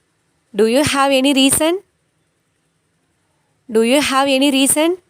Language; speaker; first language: English; non-native, local second language; Tamil